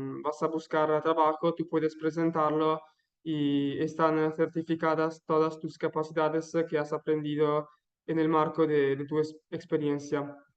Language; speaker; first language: Spanish; non-native, learner; Italian